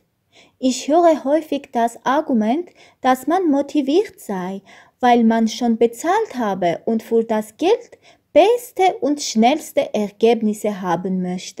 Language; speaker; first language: German; non-native, learner; Armenian